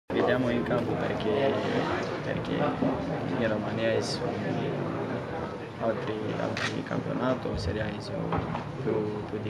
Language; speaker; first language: Italian; non-native, learner; Romanian